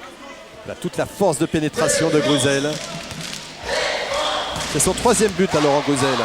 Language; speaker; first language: French; native; French